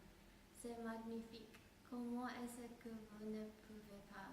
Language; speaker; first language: French; non-native, learner; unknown